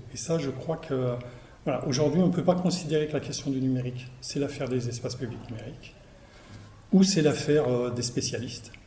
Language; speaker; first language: French; native; French